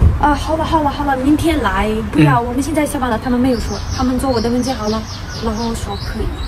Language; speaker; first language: Chinese; non-native, learner; Ukrainian